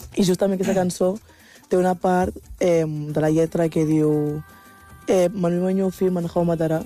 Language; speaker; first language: Catalan; early bilingual, other home language; Wolof